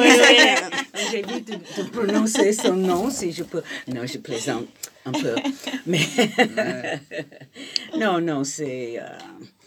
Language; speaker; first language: French; non-native, fluent; English